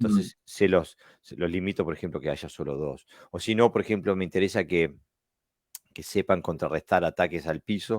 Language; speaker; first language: Spanish; native; Spanish